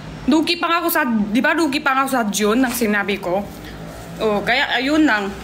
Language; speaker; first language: Filipino; non-native, learner; Chinese